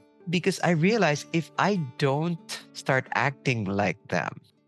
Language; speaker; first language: English; non-native, local second language; Filipino